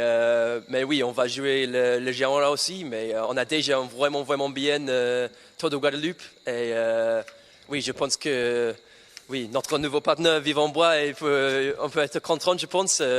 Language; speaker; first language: French; non-native, learner; English